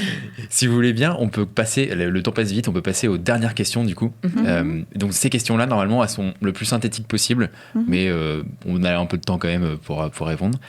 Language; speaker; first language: French; native; French